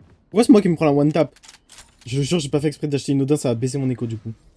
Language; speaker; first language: French; native; French